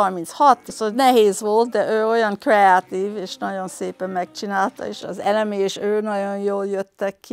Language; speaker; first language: Hungarian; early bilingual, heritage; Hungarian